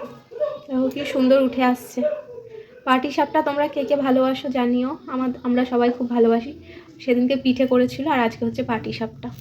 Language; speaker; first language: Bangla; native; Bangla